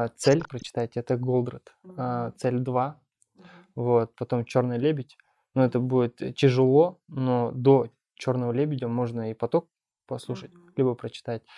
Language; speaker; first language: Russian; non-native, local second language; Bashkir